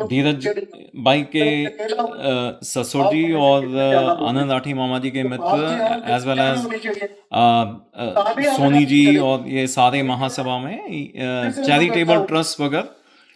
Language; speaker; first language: Hindi; native; Hindi